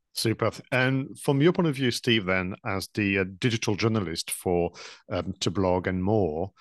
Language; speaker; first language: English; non-native, fluent; French